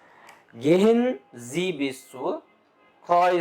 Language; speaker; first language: German; non-native, fluent; Bangla